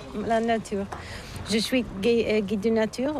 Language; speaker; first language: French; non-native, learner; Bulgarian